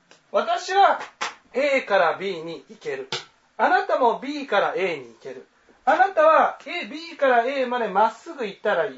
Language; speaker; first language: Japanese; native; Japanese